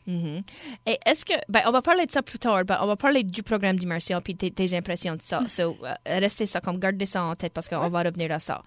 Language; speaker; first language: French; non-native, local second language; English